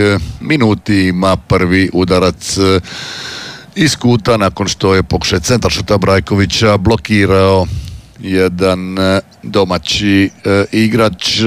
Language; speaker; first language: Serbian; native; Serbian